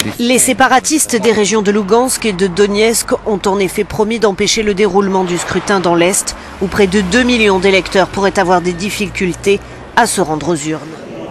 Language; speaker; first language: French; native; French